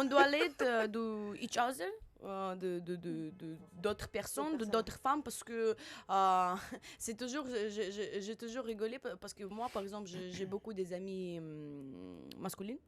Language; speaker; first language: French; non-native, learner; Russian